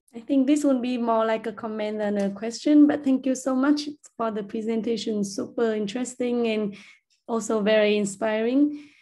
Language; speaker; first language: English; non-native, fluent; Vietnamese